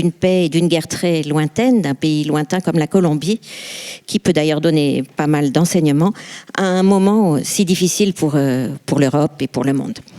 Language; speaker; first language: French; non-native, fluent; Spanish